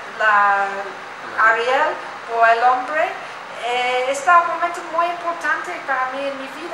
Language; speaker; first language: Spanish; non-native, learner; English